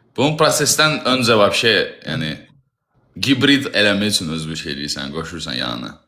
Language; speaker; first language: Azerbaijani; native; Azerbaijani